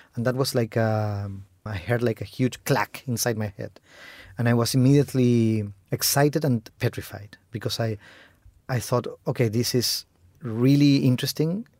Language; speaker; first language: English; non-native, fluent; Spanish